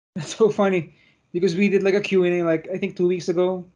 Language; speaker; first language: English; non-native, local second language; Filipino